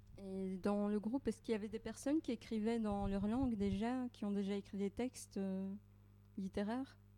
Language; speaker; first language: French; native; French